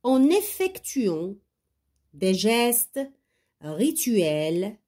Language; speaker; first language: French; non-native, local second language; Arabic